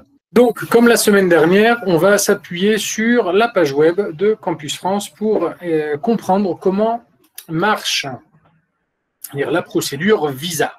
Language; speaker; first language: French; native; French